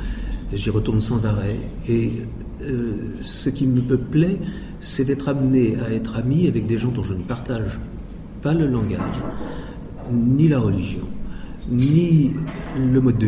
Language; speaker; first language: French; native; French